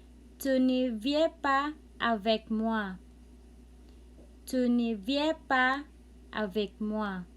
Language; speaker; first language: French; non-native, learner; Cebuano